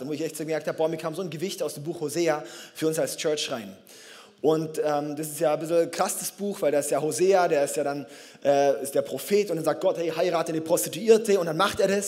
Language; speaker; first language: German; native; German